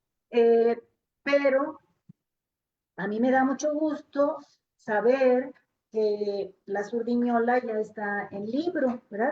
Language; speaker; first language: Spanish; native; Spanish